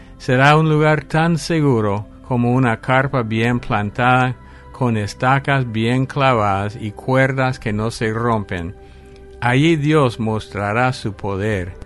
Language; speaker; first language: Spanish; non-native, fluent; English